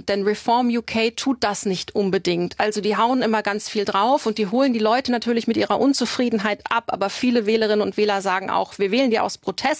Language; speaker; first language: German; native; German